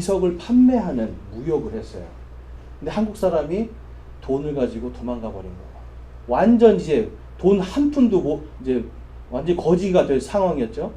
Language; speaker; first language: Korean; native; Korean